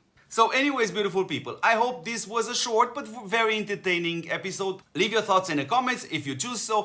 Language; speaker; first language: English; non-native, fluent; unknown